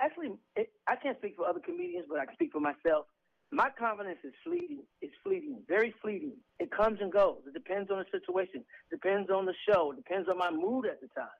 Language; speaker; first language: English; native; English